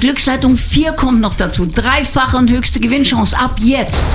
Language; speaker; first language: German; native; German